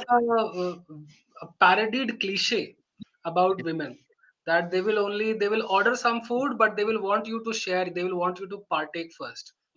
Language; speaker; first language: English; non-native, local second language; Hindi